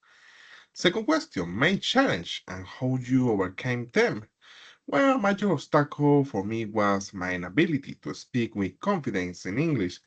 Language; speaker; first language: English; non-native, learner; Spanish